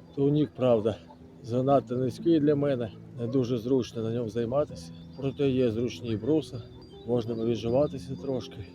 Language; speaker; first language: Ukrainian; native; Ukrainian